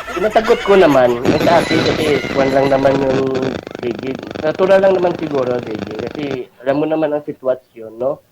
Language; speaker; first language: Filipino; non-native, local second language; Hiligaynon